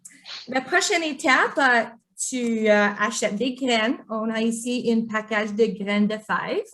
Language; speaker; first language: French; non-native, local second language; English